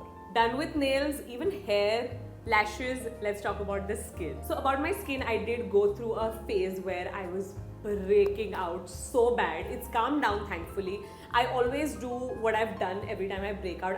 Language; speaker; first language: English; non-native, local second language; Hindi